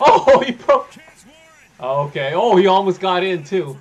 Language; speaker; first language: English; native; English